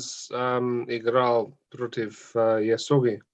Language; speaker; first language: Russian; non-native, fluent; English